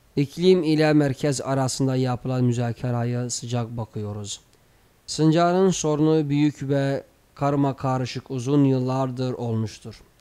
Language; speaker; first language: Turkish; native; Turkish